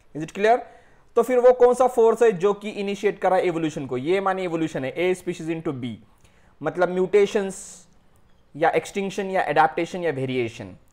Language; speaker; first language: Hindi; non-native, local second language; Marathi